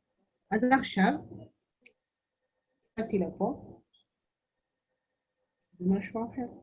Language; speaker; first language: Hebrew; non-native, learner; Amharic